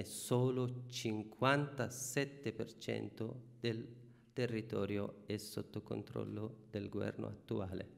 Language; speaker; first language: Italian; non-native, fluent; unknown